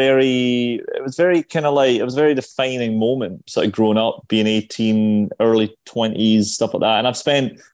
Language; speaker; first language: English; native; English